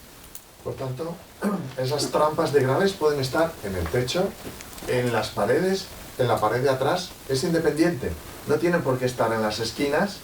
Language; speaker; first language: Spanish; native; Spanish